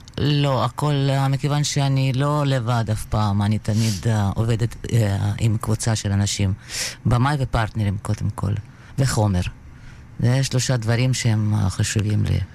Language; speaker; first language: Hebrew; non-native, fluent; Russian